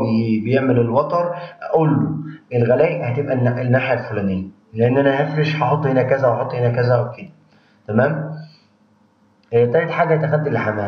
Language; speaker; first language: Arabic; native; Arabic